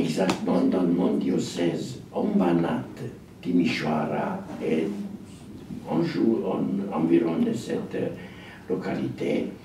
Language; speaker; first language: French; non-native, learner; Romanian